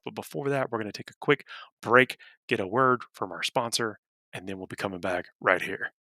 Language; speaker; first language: English; native; English